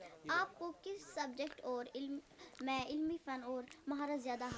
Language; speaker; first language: Hindi; non-native, local second language; Kashmiri